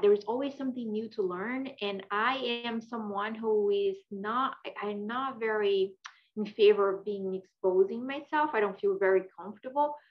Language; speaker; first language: English; non-native, fluent; Portuguese